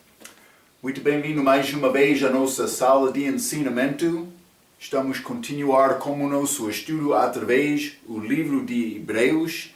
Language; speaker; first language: Portuguese; non-native, fluent; English